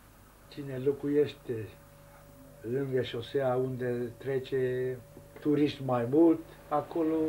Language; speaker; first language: Romanian; non-native, local second language; Hungarian